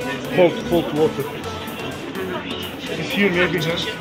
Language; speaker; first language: English; non-native, learner; Turkish